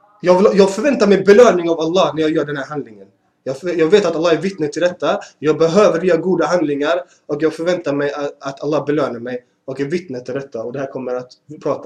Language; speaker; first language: Swedish; early bilingual, other home language; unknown